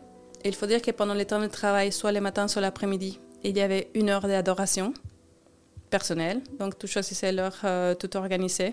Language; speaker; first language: French; non-native, fluent; Spanish